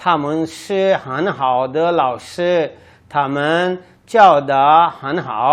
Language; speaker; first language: Chinese; non-native, learner; Urdu